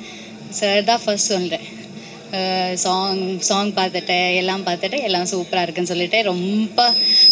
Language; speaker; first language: Tamil; non-native, learner; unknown